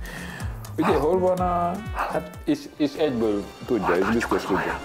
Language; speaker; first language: Hungarian; non-native, learner; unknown